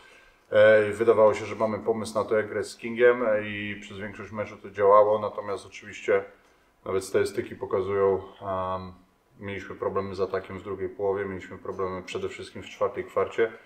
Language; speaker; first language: Polish; native; Polish